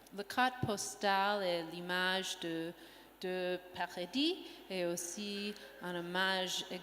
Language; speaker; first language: French; non-native, learner; English